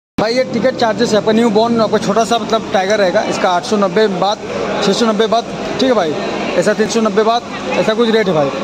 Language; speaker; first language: Hindi; native; Hindi